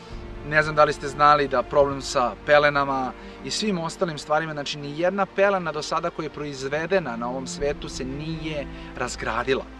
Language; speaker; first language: Serbian; native; Serbian